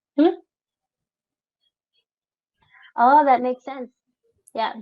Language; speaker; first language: English; non-native, local second language; French